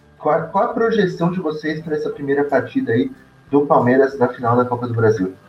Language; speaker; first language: Portuguese; native; Portuguese